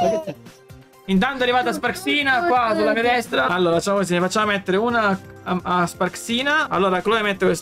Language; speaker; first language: Italian; native; Italian